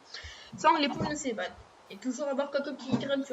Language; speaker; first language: French; native; French